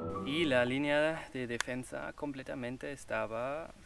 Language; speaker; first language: Spanish; non-native, learner; German